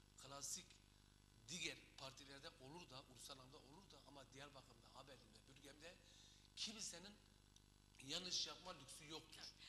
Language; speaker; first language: Turkish; non-native, local second language; Kurdish